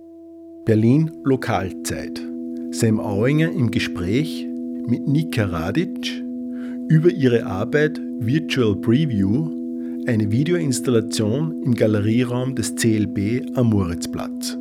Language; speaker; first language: German; native; German